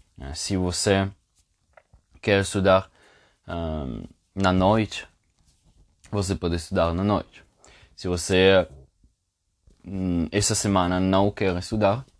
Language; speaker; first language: Portuguese; non-native, fluent; Italian